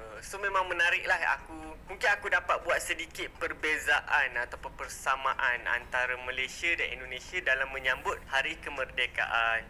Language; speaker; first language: Malay; native; Malay